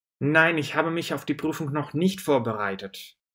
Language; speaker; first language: German; non-native, fluent; Russian